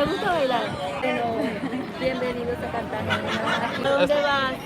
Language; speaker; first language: Spanish; native; Spanish